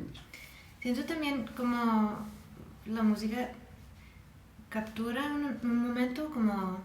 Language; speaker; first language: Spanish; non-native, fluent; English